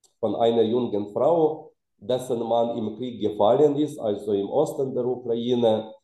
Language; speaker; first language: German; non-native, fluent; Ukrainian